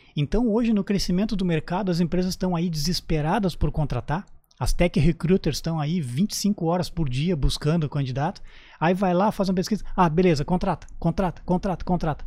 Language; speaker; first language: Portuguese; native; Portuguese